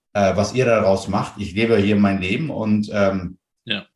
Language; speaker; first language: German; native; German